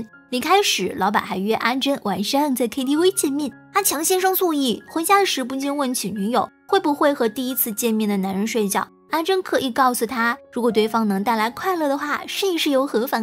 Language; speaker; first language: Chinese; native; Chinese